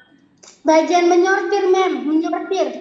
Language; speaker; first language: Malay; non-native, fluent; Indonesian